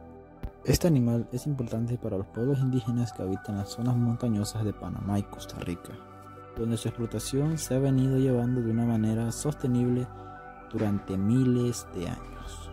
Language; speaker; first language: Spanish; native; Spanish